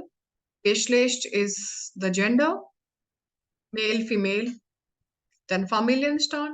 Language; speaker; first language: German; non-native, learner; Hindi